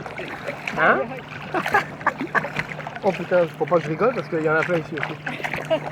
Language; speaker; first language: French; native; French